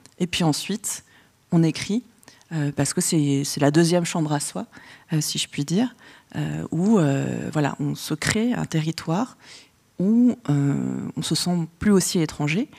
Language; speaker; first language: French; early bilingual, other home language; Vietnamese